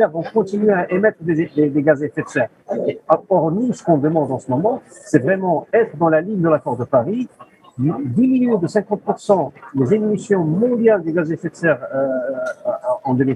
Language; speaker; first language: French; non-native, local second language; Arabic